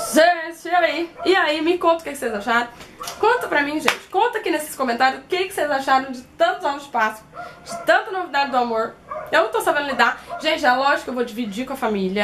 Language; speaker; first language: Portuguese; native; Portuguese